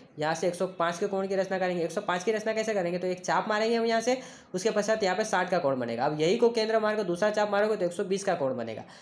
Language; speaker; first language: Hindi; non-native, local second language; Gujarati